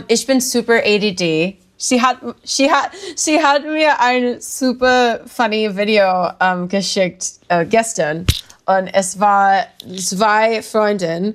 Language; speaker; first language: German; non-native, learner; English